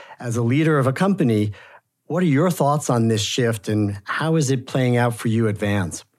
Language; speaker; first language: English; native; English